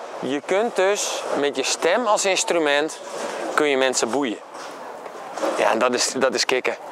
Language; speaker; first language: Dutch; native; Dutch